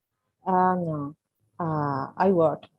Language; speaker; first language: English; non-native, learner; Spanish